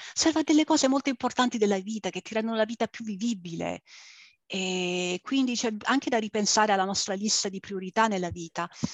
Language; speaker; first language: Italian; early bilingual, other home language; English